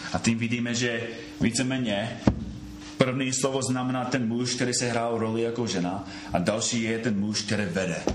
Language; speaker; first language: Czech; non-native, fluent; English